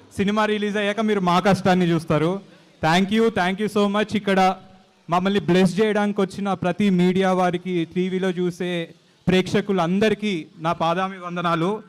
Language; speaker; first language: Telugu; native; Telugu